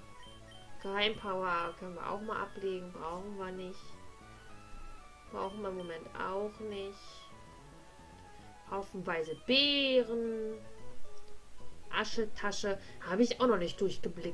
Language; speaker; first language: German; native; German